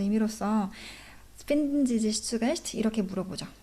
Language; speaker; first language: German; non-native, fluent; Korean